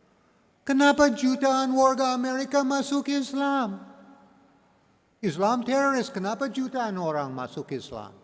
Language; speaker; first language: Indonesian; non-native, learner; English